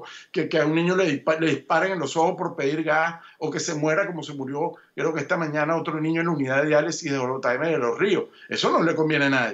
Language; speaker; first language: Spanish; native; Spanish